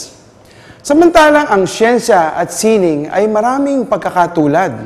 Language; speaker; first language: Filipino; native; Filipino